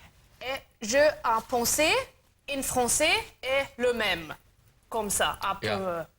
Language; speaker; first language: French; non-native, learner; German